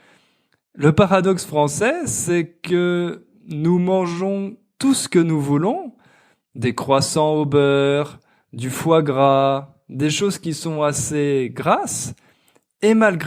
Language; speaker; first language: French; native; French